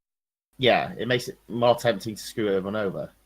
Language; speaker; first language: English; native; English